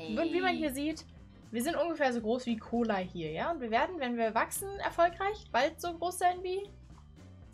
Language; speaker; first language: German; native; German